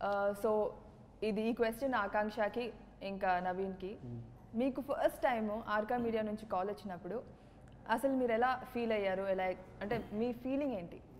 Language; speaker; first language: Telugu; native; Telugu